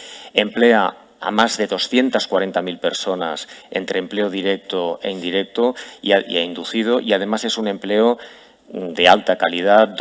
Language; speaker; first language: Spanish; native; Spanish